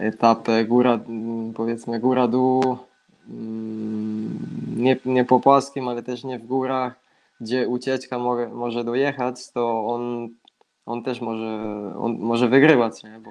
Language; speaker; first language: Polish; non-native, fluent; Italian